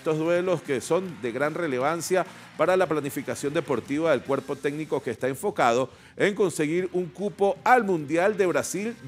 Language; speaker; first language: Spanish; native; Spanish